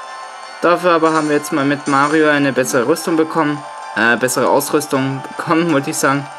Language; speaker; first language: German; native; German